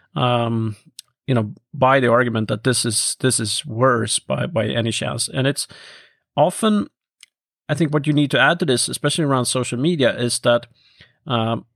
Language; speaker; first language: English; non-native, fluent; Swedish